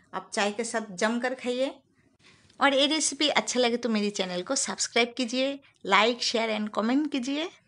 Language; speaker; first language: Hindi; non-native, local second language; Bangla